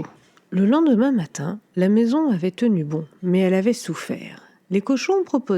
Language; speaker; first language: French; native; French